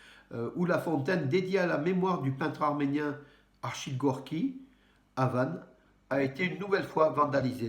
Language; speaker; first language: French; native; French